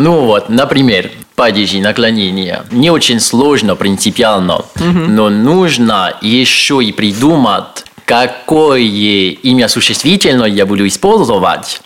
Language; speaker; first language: Russian; non-native, learner; French